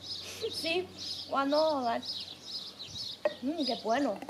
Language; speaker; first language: Spanish; non-native, learner; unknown